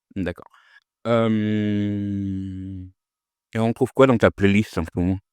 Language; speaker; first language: French; native; French